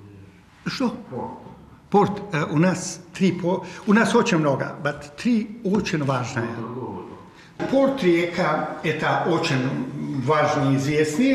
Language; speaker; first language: Russian; non-native, learner; Croatian